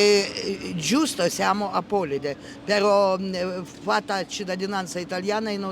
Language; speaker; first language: Italian; non-native, learner; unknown